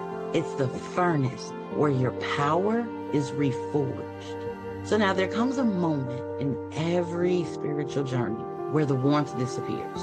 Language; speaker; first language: English; native; English